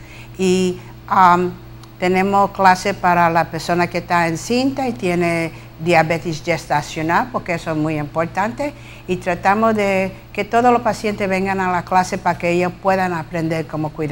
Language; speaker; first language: Spanish; early bilingual, heritage; Spanish